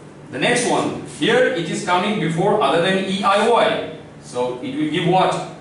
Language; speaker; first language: English; non-native, local second language; Hindi